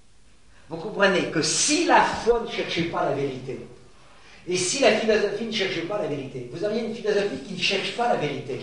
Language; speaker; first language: French; native; French